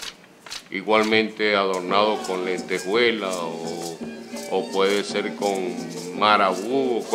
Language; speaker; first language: Spanish; native; Spanish